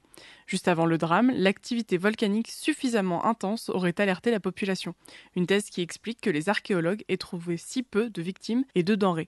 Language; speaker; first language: French; native; French